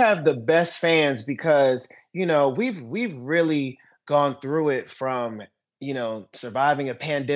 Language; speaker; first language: English; native; English